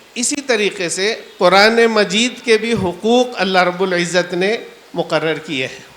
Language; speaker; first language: Urdu; native; Urdu